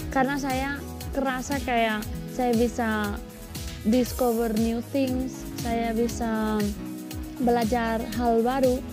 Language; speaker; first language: Indonesian; non-native, fluent; Spanish